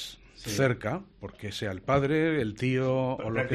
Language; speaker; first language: Spanish; native; Spanish